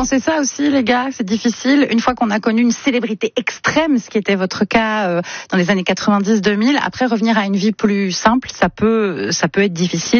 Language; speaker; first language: French; native; French